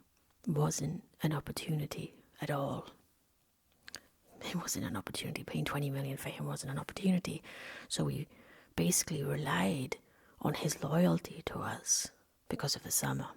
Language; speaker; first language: English; non-native, local second language; Welsh